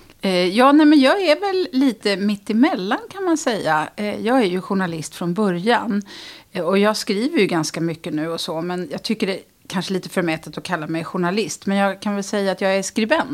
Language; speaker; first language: Swedish; native; Swedish